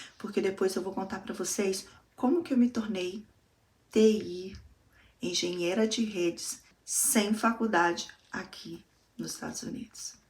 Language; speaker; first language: Portuguese; native; Portuguese